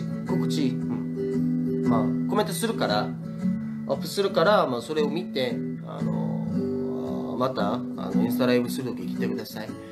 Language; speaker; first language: Japanese; non-native, fluent; Korean